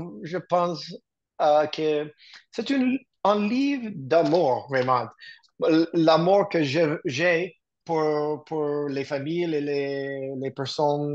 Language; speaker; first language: French; non-native, learner; English